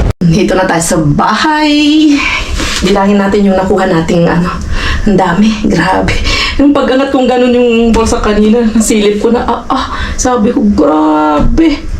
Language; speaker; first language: Filipino; native; Filipino